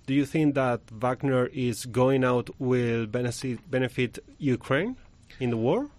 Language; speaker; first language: English; non-native, learner; Spanish